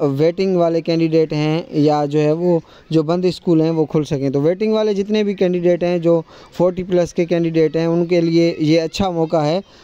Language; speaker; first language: Urdu; non-native, local second language; Sindhi